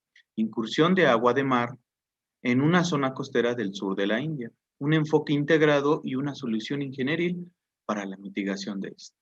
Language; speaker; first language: Spanish; native; Spanish